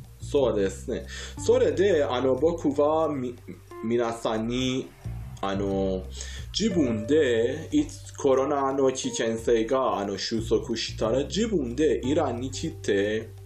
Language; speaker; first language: Japanese; non-native, fluent; Persian